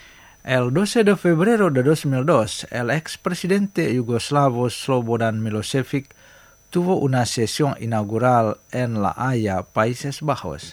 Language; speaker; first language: Spanish; non-native, fluent; Indonesian